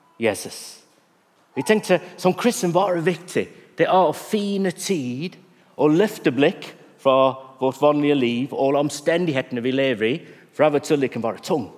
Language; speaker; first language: Norwegian; non-native, fluent; English